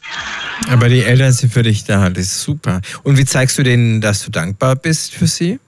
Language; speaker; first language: German; native; German